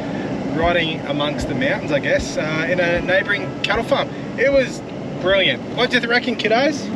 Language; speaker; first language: English; native; English